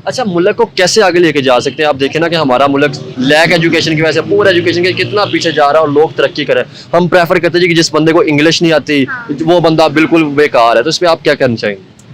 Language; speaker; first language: Urdu; non-native, local second language; Punjabi